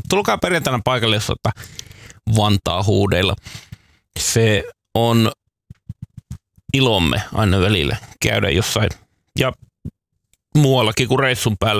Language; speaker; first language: Finnish; native; Finnish